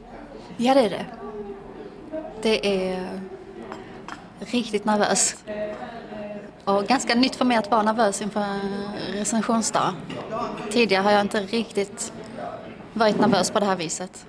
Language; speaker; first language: Swedish; early bilingual, other home language; Persian